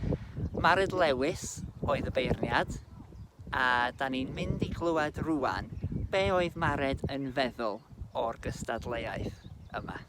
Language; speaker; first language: Welsh; native; Welsh